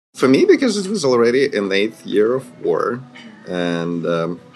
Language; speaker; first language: English; non-native, fluent; Ukrainian